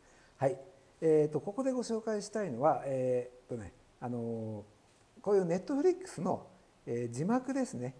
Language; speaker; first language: Japanese; native; Japanese